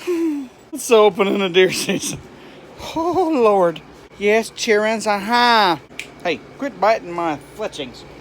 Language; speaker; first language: English; native; English